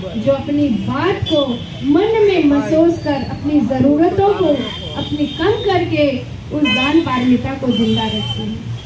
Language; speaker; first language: Hindi; non-native, local second language; Gujarati